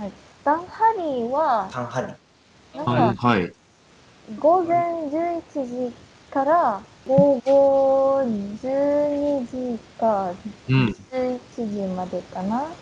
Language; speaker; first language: Japanese; non-native, fluent; Filipino